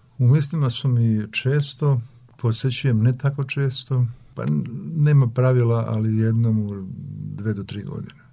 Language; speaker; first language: Serbian; native; Serbian